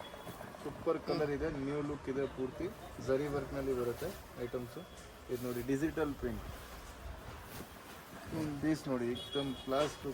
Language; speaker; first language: Kannada; non-native, local second language; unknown